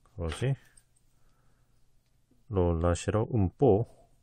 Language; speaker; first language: Italian; non-native, learner; Korean